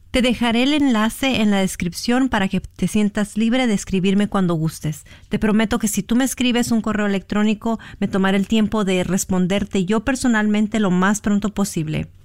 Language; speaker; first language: Spanish; early bilingual, heritage; Spanish